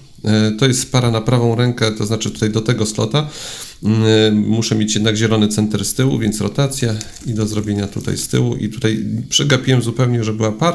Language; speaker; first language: Polish; native; Polish